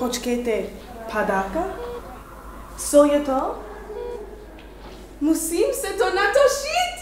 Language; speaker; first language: Czech; non-native, learner; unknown